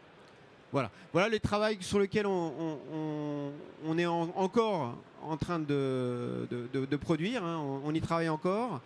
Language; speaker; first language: French; native; French